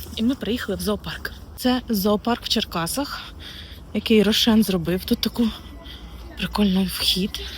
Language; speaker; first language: Ukrainian; native; Ukrainian